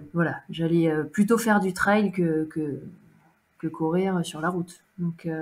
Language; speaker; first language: French; native; French